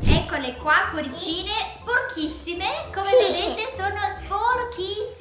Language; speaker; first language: Italian; native; Italian